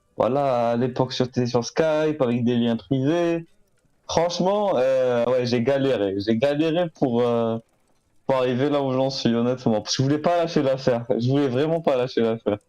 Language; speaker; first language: French; non-native, local second language; Arabic